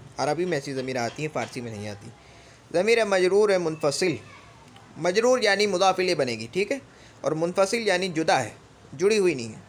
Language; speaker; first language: Urdu; native; Urdu